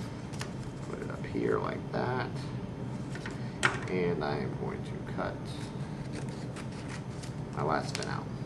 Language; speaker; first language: English; native; English